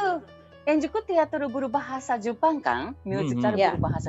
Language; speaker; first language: Indonesian; non-native, fluent; Japanese